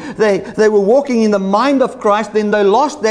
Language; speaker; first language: English; non-native, local second language; Afrikaans